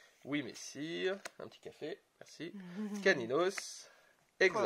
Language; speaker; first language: French; native; French